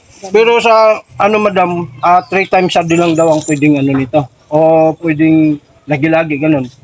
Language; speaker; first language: Filipino; native; Filipino